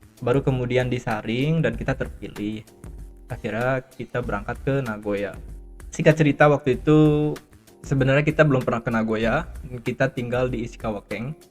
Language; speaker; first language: Indonesian; native; Indonesian